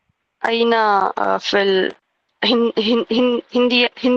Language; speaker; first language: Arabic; non-native, learner; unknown